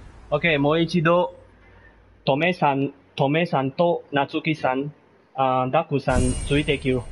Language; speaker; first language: Japanese; non-native, learner; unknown